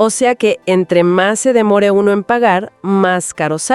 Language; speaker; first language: Spanish; native; Spanish